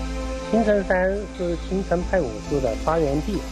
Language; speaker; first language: Chinese; native; Chinese